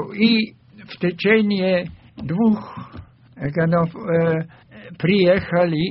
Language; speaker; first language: Russian; non-native, fluent; German